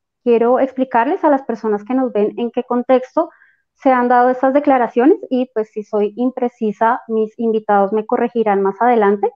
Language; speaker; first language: Spanish; native; Spanish